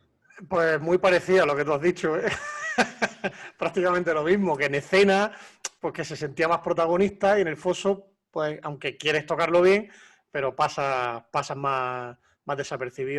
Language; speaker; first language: Spanish; native; Spanish